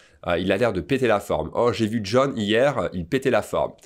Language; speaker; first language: French; native; French